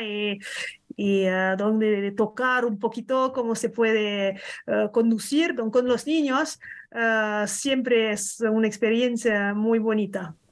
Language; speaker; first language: Spanish; non-native, learner; French